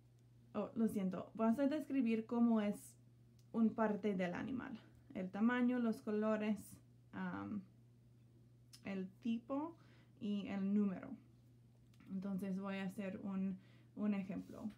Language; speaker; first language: Spanish; non-native, learner; English